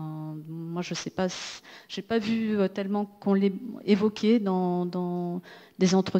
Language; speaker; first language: French; native; French